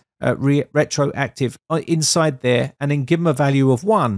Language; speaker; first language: English; native; English